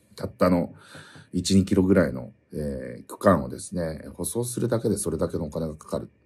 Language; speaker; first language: Japanese; native; Japanese